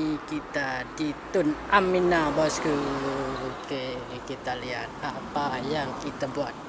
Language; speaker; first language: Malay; non-native, local second language; Indonesian